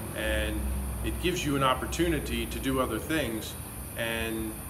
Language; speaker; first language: English; native; English